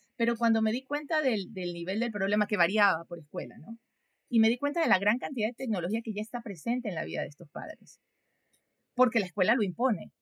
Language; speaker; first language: Spanish; native; Spanish